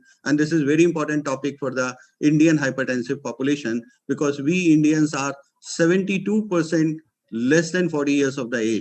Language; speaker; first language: English; non-native, local second language; Hindi